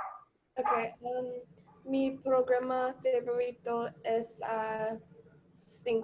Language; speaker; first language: Spanish; non-native, learner; English